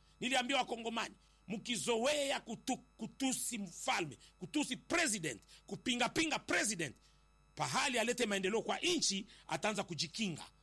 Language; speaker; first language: Swahili; native; Swahili